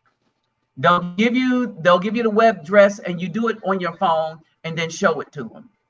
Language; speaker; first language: English; native; English